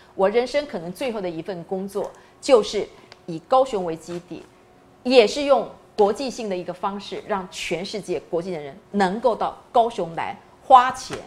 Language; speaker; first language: Chinese; native; Chinese